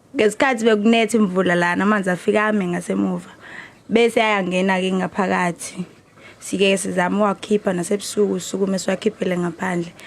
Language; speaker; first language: Zulu; non-native, local second language; Xhosa